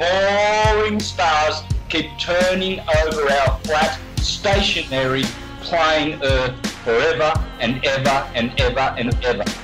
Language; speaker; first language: English; native; English